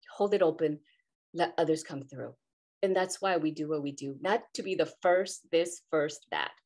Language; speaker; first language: English; native; English